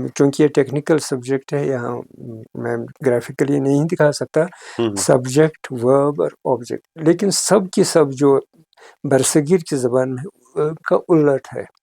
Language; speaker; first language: Urdu; non-native, local second language; Kashmiri